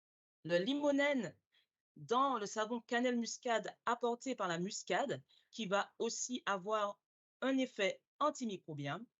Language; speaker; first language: French; native; French